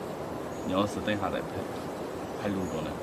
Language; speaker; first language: Chinese; native; Chinese